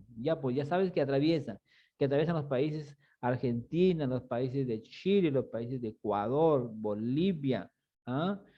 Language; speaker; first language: Spanish; native; Spanish